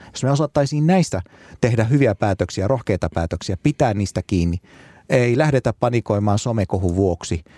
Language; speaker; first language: Finnish; early bilingual, other home language; Arabic